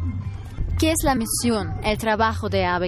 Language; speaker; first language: Spanish; non-native, learner; German